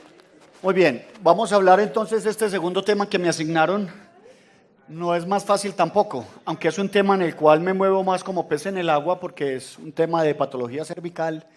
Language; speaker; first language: Spanish; native; Spanish